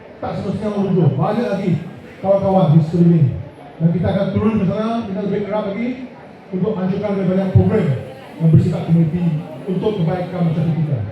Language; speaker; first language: Malay; non-native, local second language; Chinese